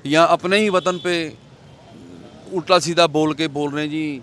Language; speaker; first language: Hindi; native; Hindi